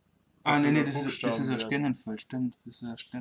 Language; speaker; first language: German; native; German